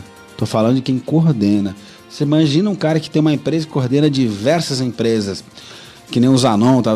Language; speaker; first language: Portuguese; native; Portuguese